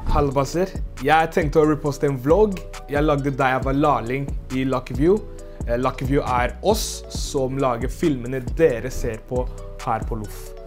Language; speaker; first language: Norwegian; non-native, fluent; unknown